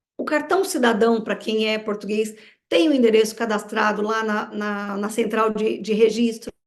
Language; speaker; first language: Portuguese; native; Portuguese